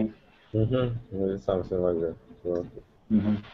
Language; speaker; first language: English; non-native, learner; Russian